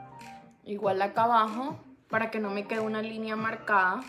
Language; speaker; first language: Spanish; native; Spanish